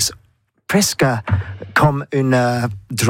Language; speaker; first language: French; non-native, learner; English